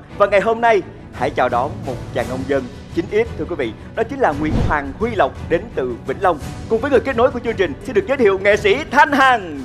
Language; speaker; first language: Vietnamese; native; Vietnamese